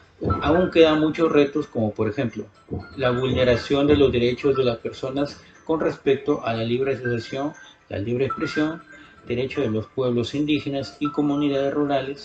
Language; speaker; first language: Spanish; native; Spanish